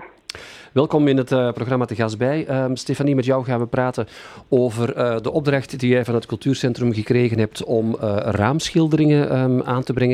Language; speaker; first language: Dutch; native; Dutch